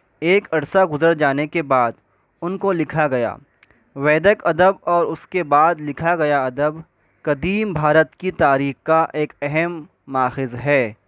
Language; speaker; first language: Urdu; native; Urdu